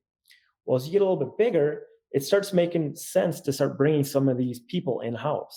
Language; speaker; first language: English; native; English